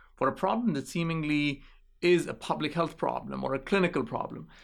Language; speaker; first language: English; non-native, local second language; Urdu